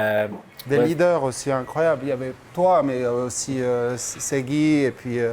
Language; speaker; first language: French; native; French